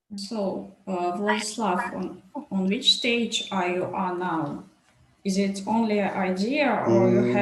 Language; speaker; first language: English; non-native, fluent; Russian